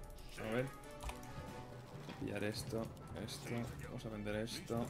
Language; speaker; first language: Spanish; native; Spanish